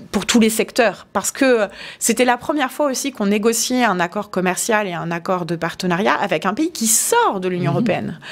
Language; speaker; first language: French; native; French